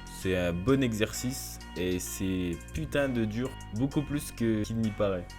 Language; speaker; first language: French; native; French